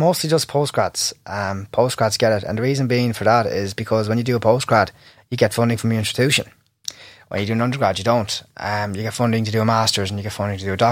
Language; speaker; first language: English; native; English